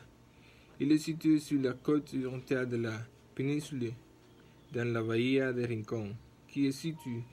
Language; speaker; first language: French; non-native, learner; Spanish